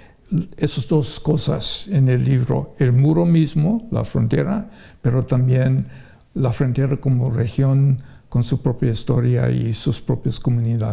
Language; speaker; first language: Spanish; non-native, fluent; English